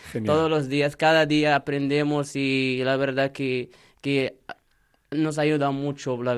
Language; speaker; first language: Spanish; non-native, learner; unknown